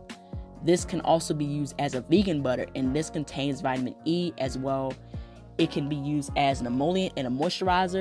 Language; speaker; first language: English; native; English